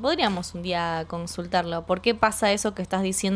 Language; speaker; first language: Spanish; native; Spanish